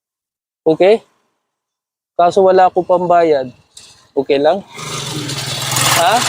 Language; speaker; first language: Filipino; non-native, learner; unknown